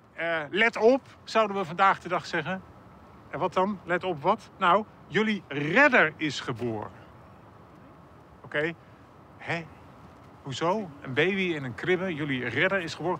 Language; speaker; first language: Dutch; native; Dutch